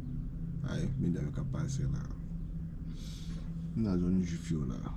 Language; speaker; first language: French; non-native, learner; Haitian Creole